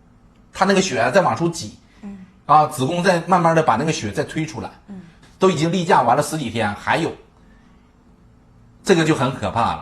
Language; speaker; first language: Chinese; native; Chinese